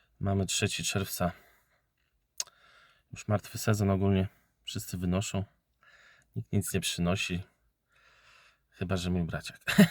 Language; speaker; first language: Polish; native; Polish